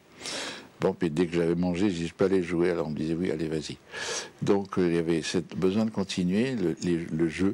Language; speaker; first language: French; native; French